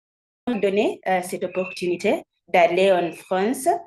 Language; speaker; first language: French; non-native, fluent; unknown